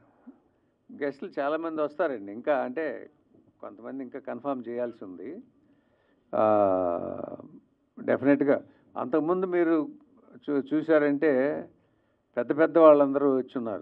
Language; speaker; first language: Telugu; native; Telugu